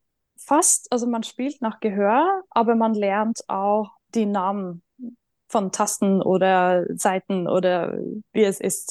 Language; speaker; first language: German; non-native, fluent; Norwegian